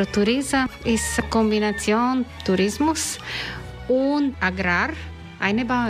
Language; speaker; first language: German; non-native, learner; Croatian